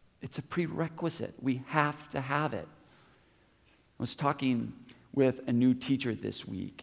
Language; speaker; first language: English; native; English